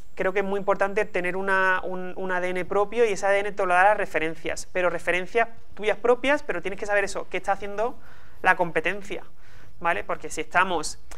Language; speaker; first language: Spanish; native; Spanish